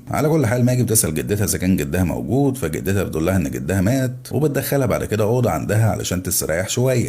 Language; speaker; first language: Arabic; native; Arabic